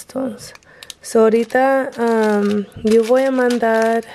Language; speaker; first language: Spanish; non-native, learner; English